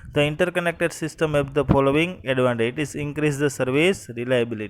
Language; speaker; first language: English; non-native, local second language; Gujarati